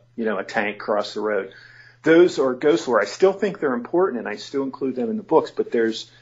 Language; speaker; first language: English; native; English